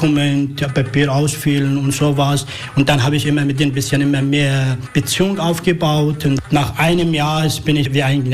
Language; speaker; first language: German; non-native, learner; Arabic